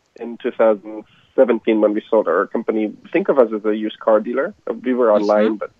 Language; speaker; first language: English; non-native, fluent; German